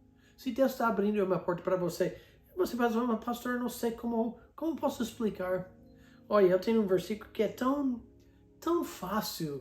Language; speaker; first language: Portuguese; non-native, fluent; English